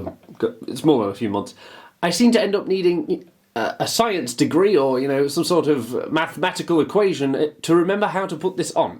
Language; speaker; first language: English; native; English